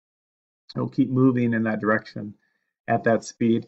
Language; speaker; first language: English; native; English